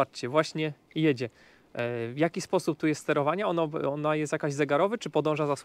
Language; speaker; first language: Polish; native; Polish